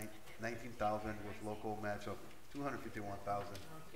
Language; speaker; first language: English; native; English